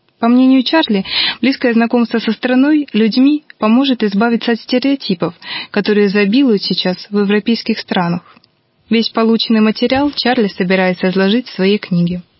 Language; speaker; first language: Russian; native; Russian